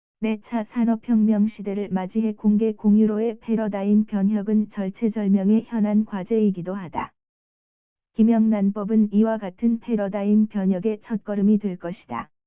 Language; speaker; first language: Korean; native; Korean